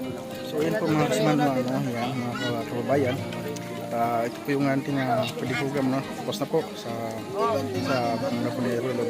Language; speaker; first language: Filipino; non-native, local second language; Cebuano